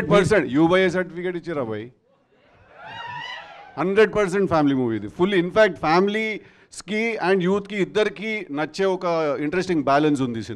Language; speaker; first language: Telugu; native; Telugu